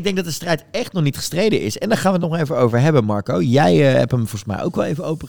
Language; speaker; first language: Dutch; native; Dutch